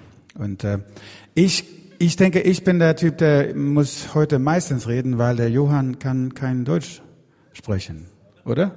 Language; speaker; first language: German; non-native, learner; Swedish